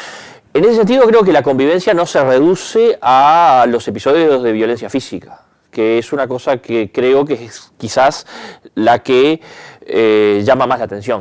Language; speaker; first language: Spanish; native; Spanish